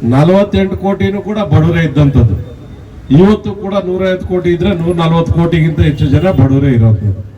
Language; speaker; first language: Kannada; native; Kannada